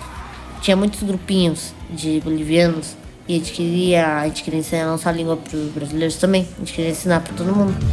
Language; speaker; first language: Portuguese; early bilingual, other home language; Spanish